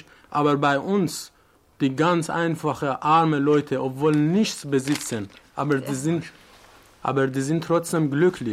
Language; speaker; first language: German; non-native, learner; Persian